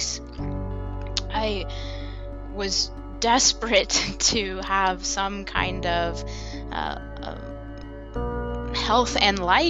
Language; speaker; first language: English; native; English